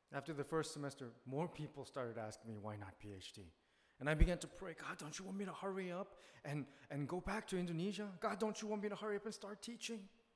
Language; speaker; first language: English; early bilingual, other home language; Korean